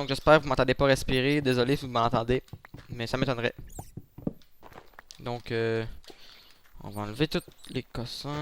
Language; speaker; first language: French; native; French